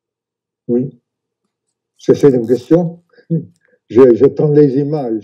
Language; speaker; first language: French; non-native, fluent; English